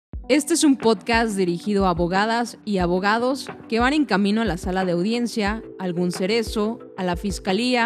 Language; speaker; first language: Spanish; native; Spanish